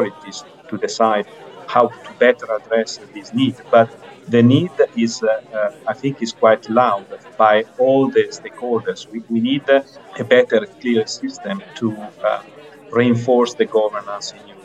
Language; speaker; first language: English; non-native, fluent; Italian